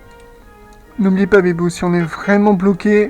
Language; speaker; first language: French; native; French